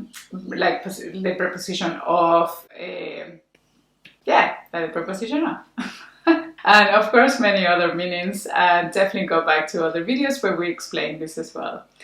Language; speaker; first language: English; non-native, fluent; Spanish